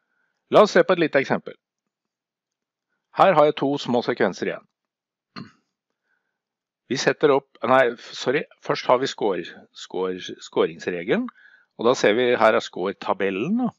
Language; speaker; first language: Norwegian; native; Norwegian